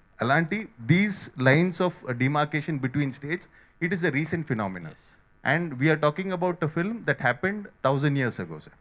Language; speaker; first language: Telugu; non-native, learner; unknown